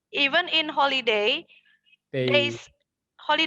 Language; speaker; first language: English; non-native, fluent; Indonesian